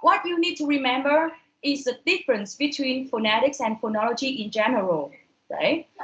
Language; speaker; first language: English; non-native, fluent; Vietnamese